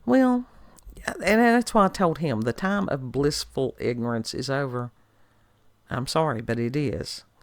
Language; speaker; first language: English; native; English